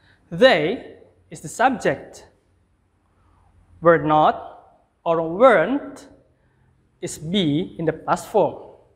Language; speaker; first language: English; non-native, fluent; Indonesian